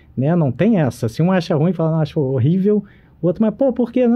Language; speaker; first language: Portuguese; native; Portuguese